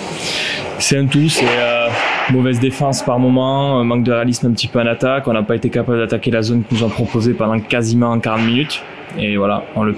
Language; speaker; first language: French; native; French